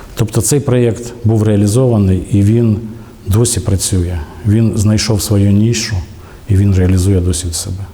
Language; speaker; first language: Ukrainian; native; Ukrainian